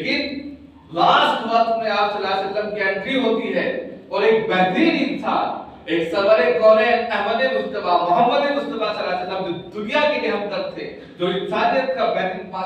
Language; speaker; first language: Urdu; native; Urdu